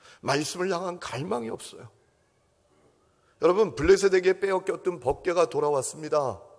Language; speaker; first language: Korean; native; Korean